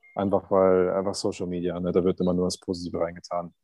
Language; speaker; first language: German; non-native, fluent; Turkish